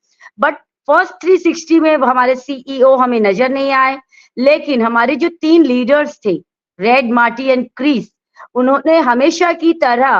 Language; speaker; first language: Hindi; native; Hindi